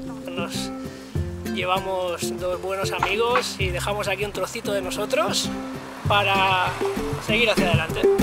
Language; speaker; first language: Spanish; native; Spanish